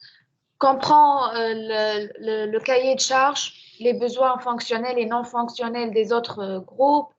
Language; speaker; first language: French; non-native, learner; Arabic